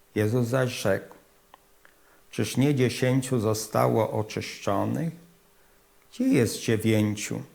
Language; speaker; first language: Polish; native; Polish